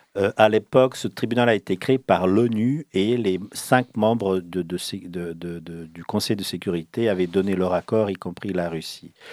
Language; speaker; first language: French; early bilingual, other home language; Bosnian